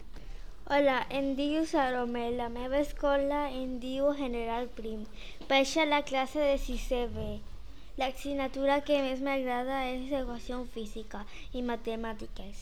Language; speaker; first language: Catalan; non-native, learner; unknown